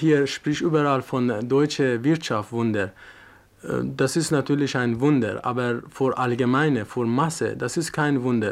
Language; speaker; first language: German; non-native, learner; Persian